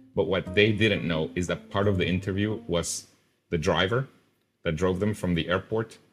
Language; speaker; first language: English; non-native, fluent; Spanish